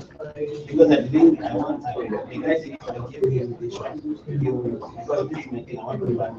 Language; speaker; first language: English; non-native, learner; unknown